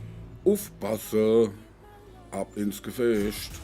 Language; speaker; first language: German; native; German